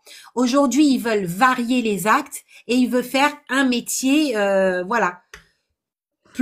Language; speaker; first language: French; native; French